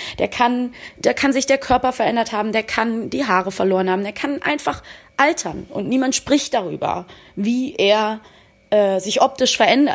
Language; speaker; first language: German; native; German